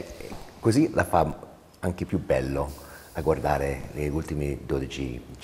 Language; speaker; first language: Italian; early bilingual, heritage; English